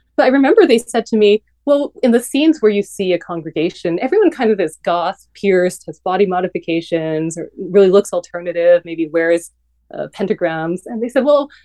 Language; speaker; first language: English; native; English